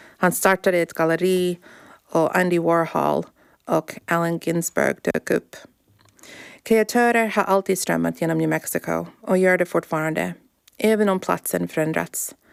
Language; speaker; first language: Swedish; early bilingual, heritage; Swedish